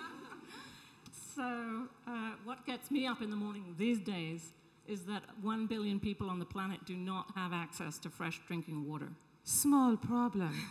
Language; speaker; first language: English; native; English